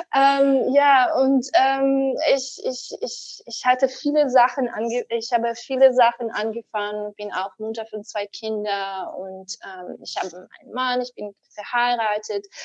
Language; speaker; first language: German; non-native, fluent; Russian